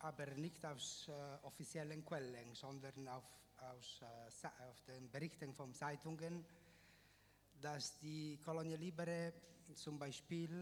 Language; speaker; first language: German; non-native, fluent; Italian